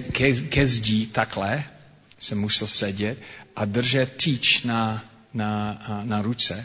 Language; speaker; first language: Czech; non-native, fluent; English